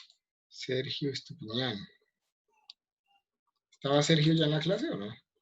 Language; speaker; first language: Spanish; native; Spanish